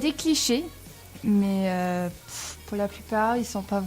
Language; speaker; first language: French; non-native, fluent; English